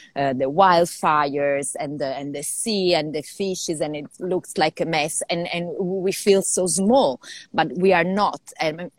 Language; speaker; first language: English; non-native, fluent; Italian